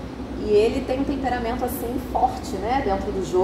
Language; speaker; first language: Portuguese; native; Portuguese